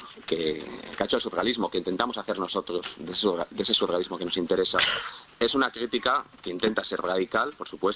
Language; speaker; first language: Spanish; native; Spanish